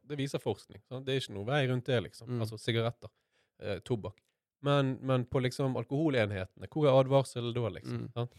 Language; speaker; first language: Norwegian; native; Norwegian